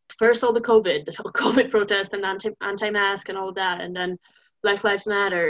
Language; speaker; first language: English; non-native, fluent; Italian